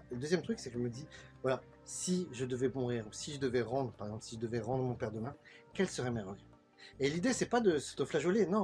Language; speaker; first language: French; native; French